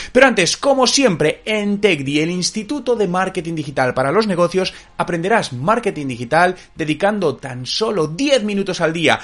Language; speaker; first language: Spanish; native; Spanish